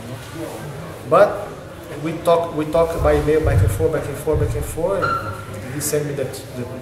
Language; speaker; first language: English; non-native, learner; Portuguese